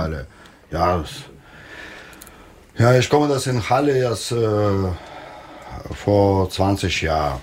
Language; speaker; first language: German; non-native, learner; Russian